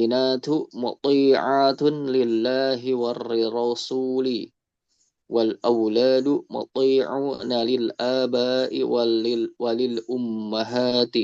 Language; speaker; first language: Arabic; non-native, learner; Indonesian